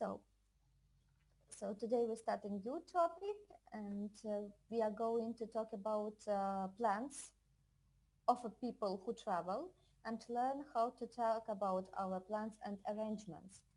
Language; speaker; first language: English; non-native, fluent; Russian